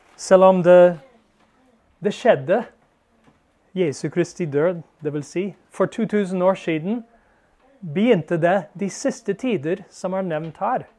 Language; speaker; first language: Norwegian; non-native, fluent; English